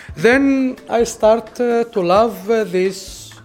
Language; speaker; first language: English; non-native, fluent; Arabic